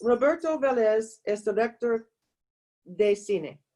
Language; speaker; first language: Spanish; non-native, learner; English